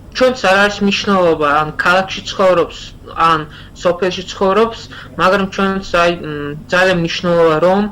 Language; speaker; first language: Georgian; non-native, local second language; Azerbaijani